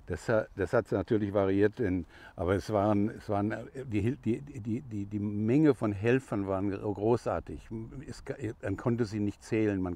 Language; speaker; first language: German; non-native, fluent; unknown